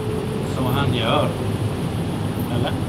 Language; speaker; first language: Swedish; native; Swedish